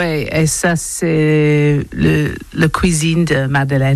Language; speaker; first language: French; non-native, learner; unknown